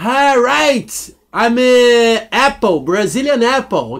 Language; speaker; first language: English; non-native, learner; Portuguese